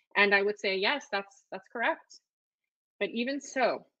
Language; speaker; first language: English; early bilingual, other home language; Spanish